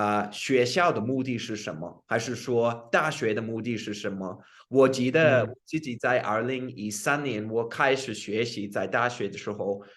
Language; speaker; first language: Chinese; non-native, fluent; English